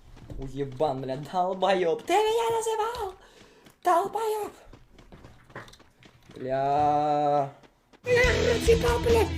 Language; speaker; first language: Russian; non-native, local second language; Kazakh